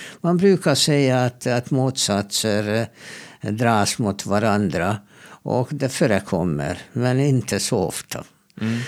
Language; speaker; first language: Swedish; non-native, fluent; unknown